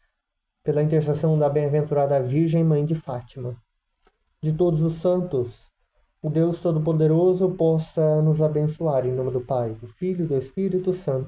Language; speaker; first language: Portuguese; native; Portuguese